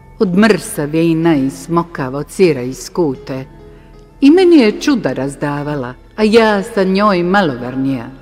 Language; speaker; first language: Bosnian; native; Bosnian